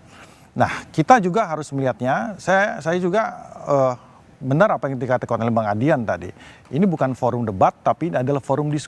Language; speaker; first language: Indonesian; native; Indonesian